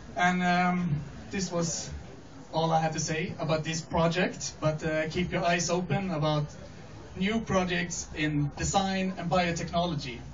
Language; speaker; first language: English; non-native, fluent; Swedish